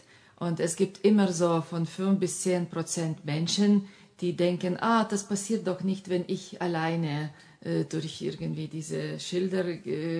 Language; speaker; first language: German; non-native, fluent; Lithuanian